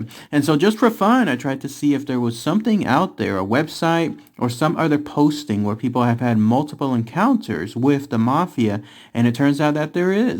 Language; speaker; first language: English; native; English